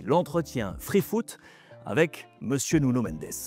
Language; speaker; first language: French; native; French